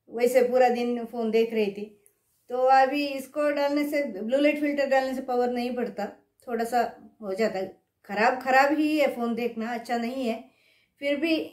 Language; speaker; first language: Hindi; non-native, local second language; Kannada